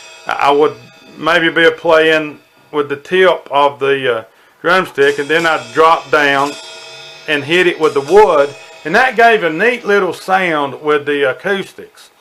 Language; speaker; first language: English; native; English